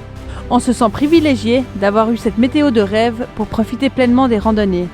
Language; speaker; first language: French; native; French